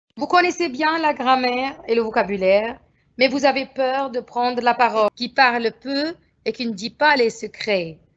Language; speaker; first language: French; non-native, fluent; Arabic